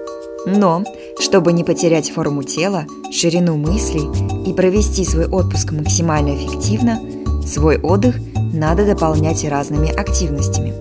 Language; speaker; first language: Russian; native; Russian